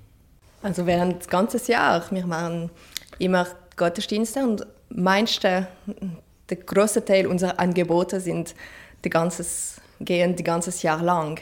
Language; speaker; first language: German; non-native, fluent; French